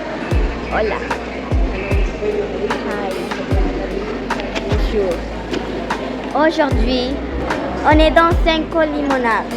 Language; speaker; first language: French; non-native, fluent; Spanish